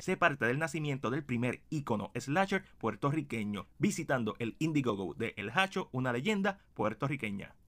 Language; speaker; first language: Spanish; native; Spanish